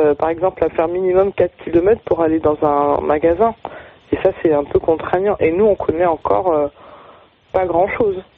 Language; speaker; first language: French; native; French